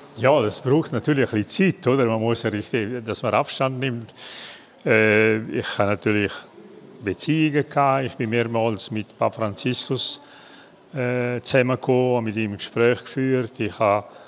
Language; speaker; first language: German; non-native, local second language; Italian